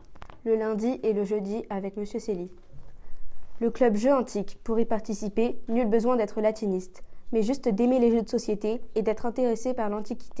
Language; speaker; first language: French; native; French